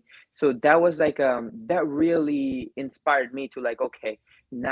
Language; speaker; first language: English; non-native, local second language; Gujarati